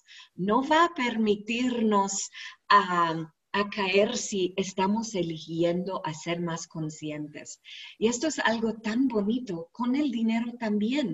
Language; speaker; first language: Spanish; non-native, learner; English